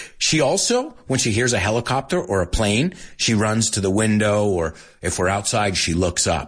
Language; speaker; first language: English; early bilingual, other home language; Spanish